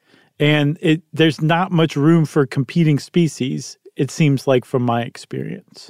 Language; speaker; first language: English; native; English